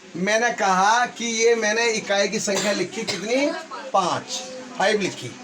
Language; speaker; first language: Hindi; native; Hindi